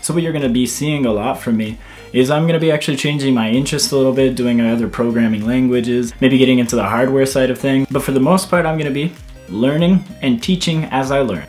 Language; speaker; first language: English; native; English